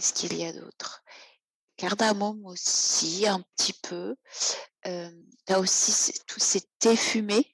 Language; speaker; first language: French; native; French